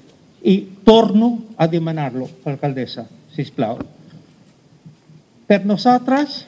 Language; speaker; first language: Catalan; non-native, local second language; Spanish